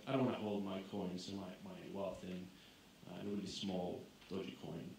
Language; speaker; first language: English; non-native, fluent; Greek